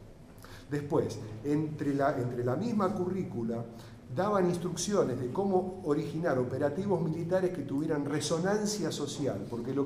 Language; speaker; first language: Spanish; native; Spanish